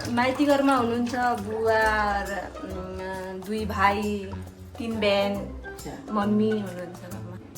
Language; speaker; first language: Nepali; non-native, learner; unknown